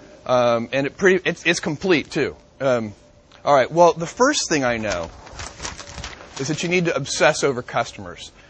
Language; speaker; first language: English; native; English